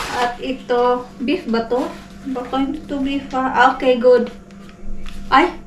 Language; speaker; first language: Filipino; non-native, local second language; Cebuano